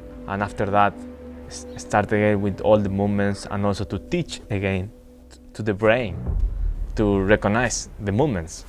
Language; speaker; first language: English; non-native, fluent; Spanish